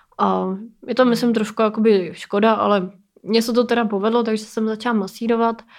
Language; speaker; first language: Czech; native; Czech